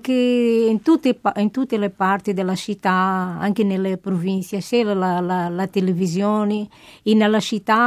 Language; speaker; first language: Italian; non-native, fluent; Portuguese